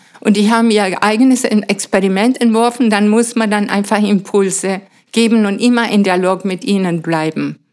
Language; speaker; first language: German; non-native, fluent; Spanish